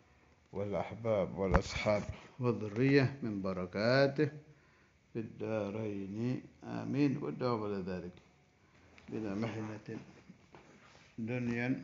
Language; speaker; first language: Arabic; non-native, fluent; Indonesian